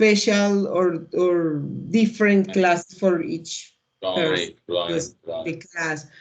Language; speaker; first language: English; non-native, learner; Spanish